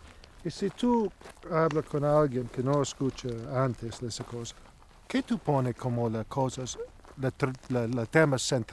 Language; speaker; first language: Spanish; non-native, learner; English